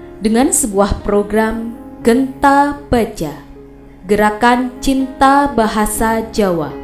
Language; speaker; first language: Indonesian; non-native, local second language; Javanese